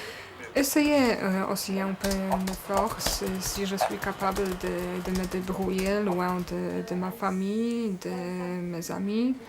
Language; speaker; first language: French; non-native, learner; Polish